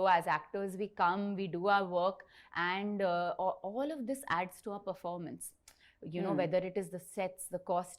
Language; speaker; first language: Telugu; non-native, learner; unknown